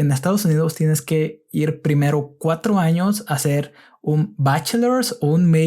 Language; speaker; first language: Spanish; native; Spanish